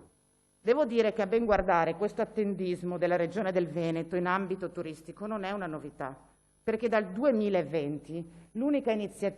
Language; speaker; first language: Italian; native; Italian